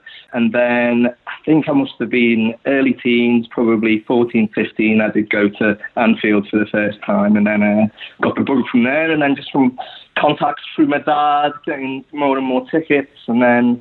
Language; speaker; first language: English; native; English